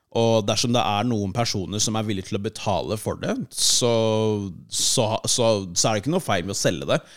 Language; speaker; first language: Norwegian; early bilingual, other home language; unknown